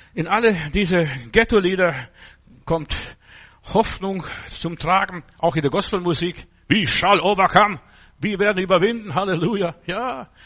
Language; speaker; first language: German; non-native, fluent; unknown